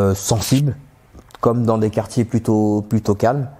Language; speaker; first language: French; native; French